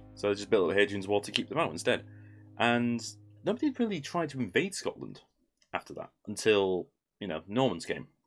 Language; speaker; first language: English; native; English